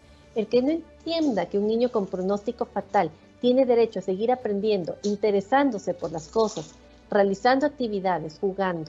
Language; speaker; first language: Spanish; native; Spanish